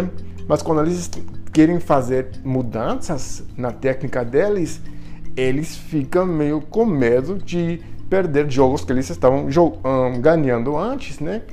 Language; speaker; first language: Portuguese; non-native, fluent; English